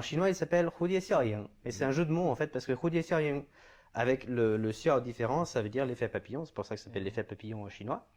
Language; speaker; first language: French; native; French